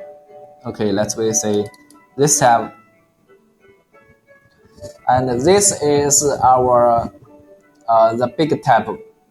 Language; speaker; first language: English; non-native, learner; Chinese